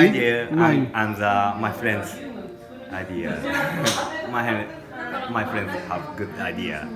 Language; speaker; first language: English; non-native, learner; Japanese